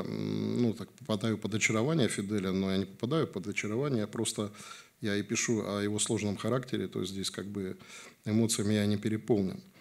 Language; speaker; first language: Russian; native; Russian